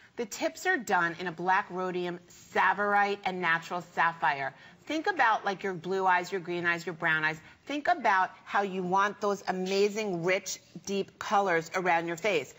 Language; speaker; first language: English; native; English